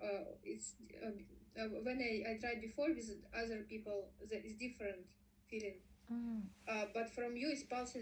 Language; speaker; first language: English; non-native, learner; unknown